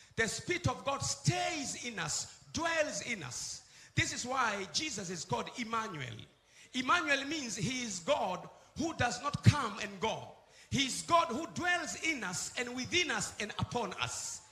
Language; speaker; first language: English; non-native, local second language; Swahili